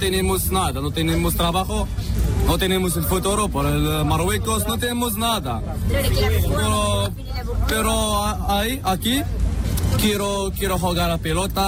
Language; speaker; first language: Spanish; non-native, learner; Arabic